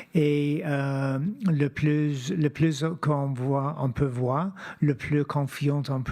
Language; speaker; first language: French; non-native, fluent; English